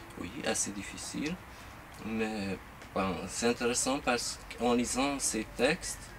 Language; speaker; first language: French; non-native, fluent; Hungarian